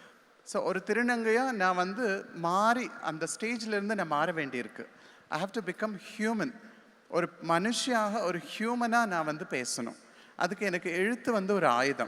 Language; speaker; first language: Tamil; native; Tamil